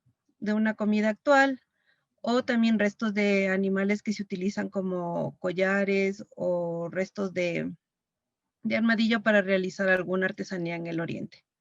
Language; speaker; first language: Spanish; native; Spanish